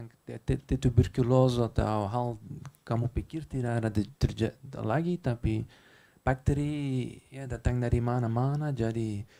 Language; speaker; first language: Indonesian; non-native, learner; Dutch